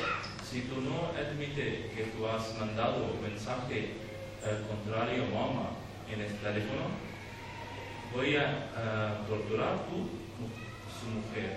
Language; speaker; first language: Spanish; non-native, learner; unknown